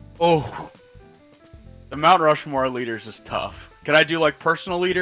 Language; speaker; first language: English; native; English